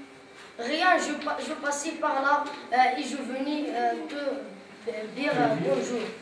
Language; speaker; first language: French; non-native, learner; Arabic